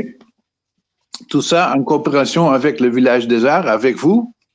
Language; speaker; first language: French; non-native, fluent; Dutch